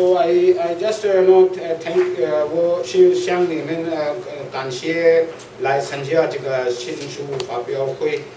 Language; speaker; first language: Chinese; non-native, learner; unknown